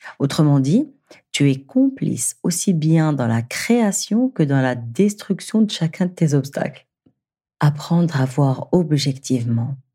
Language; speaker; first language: French; native; French